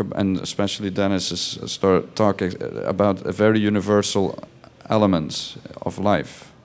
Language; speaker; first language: English; non-native, fluent; Dutch